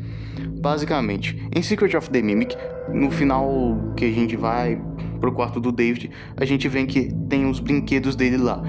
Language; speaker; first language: Portuguese; native; Portuguese